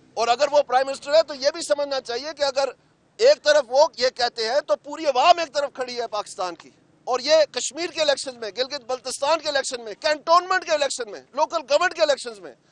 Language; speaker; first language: Urdu; non-native, local second language; Punjabi